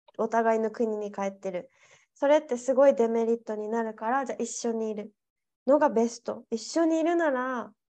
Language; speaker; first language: Japanese; native; Japanese